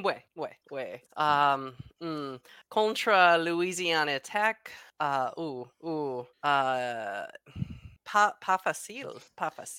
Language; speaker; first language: French; non-native, learner; English